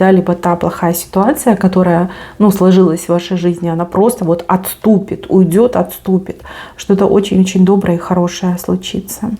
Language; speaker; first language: Russian; native; Russian